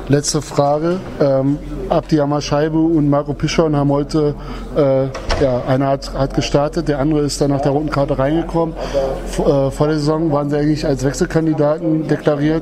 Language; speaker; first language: German; native; German